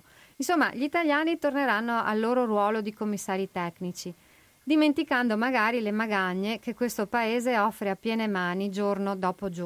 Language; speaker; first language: Italian; native; Italian